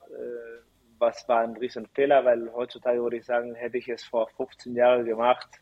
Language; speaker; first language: German; early bilingual, heritage; Spanish